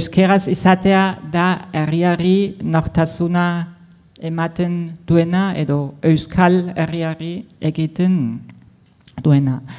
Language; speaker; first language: Basque; non-native, fluent; German